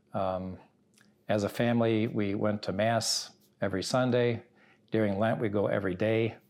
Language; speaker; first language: English; early bilingual, other home language; Italian